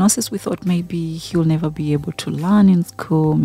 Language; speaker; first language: English; non-native, local second language; Ganda